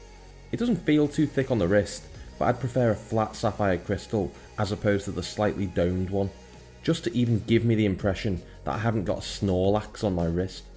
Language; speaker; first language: English; native; English